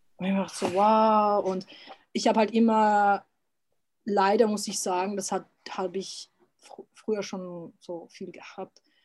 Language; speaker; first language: German; early bilingual, other home language; Serbian